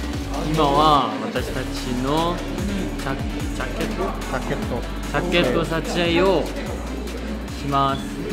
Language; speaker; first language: Japanese; non-native, learner; Korean